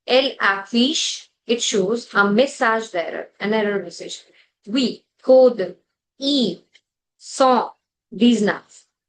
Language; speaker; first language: French; non-native, fluent; Hindi